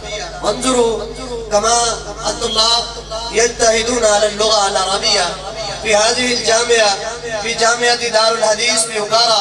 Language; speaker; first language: Arabic; non-native, fluent; Urdu